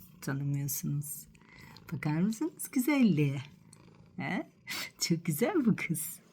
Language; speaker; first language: Turkish; early bilingual, heritage; Turkish